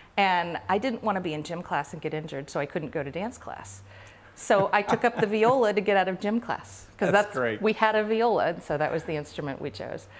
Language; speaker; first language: English; native; English